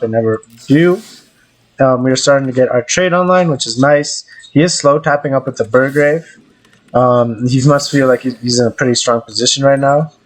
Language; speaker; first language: English; native; English